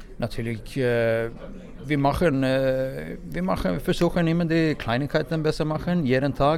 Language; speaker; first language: German; non-native, fluent; Swedish